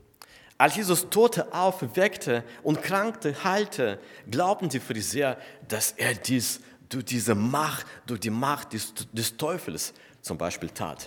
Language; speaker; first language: German; non-native, fluent; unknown